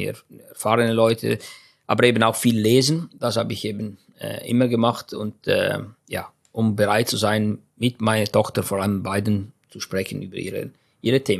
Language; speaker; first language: German; non-native, fluent; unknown